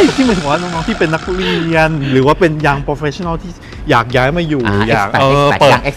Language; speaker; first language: Thai; non-native, fluent; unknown